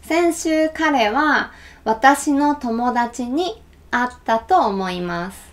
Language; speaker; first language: Japanese; non-native, learner; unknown